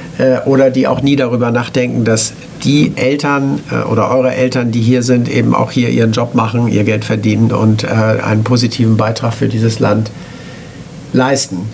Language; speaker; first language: German; native; German